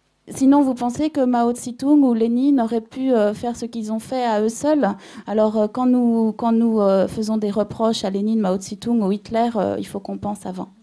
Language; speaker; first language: French; native; French